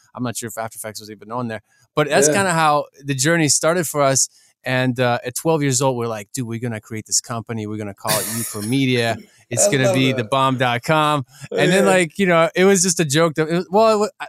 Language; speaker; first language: English; early bilingual, other home language; Ukrainian